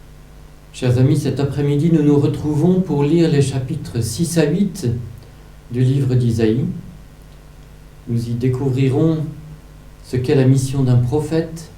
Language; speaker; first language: French; native; French